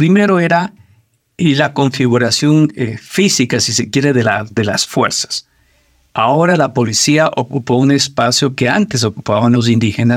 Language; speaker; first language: Spanish; native; Spanish